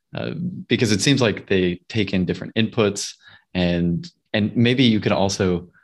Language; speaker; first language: English; native; English